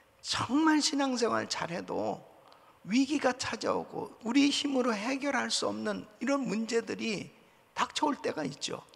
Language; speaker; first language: Korean; native; Korean